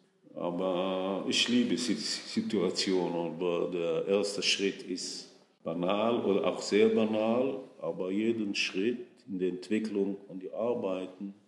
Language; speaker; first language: German; non-native, fluent; Hebrew